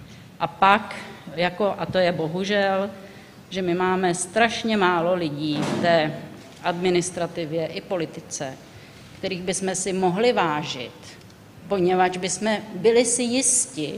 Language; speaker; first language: Czech; native; Czech